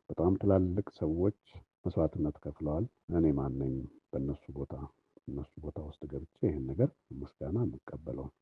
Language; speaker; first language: Amharic; native; Amharic